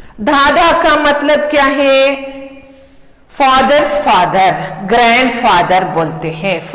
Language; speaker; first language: Hindi; non-native, local second language; Kannada